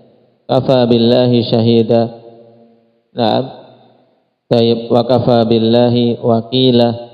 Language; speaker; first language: Arabic; non-native, fluent; Indonesian